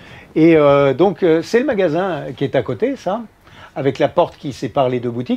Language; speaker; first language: French; native; French